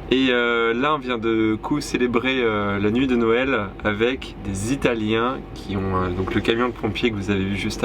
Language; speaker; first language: French; native; French